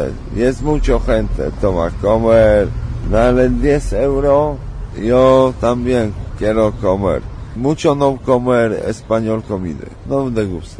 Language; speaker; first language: Spanish; non-native, learner; Polish